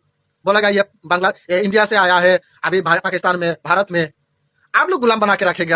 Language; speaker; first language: Hindi; non-native, local second language; Bangla